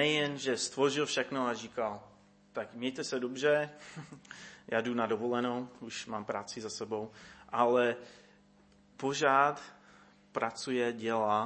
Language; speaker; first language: Czech; non-native, fluent; English